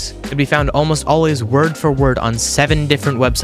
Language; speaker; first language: English; native; English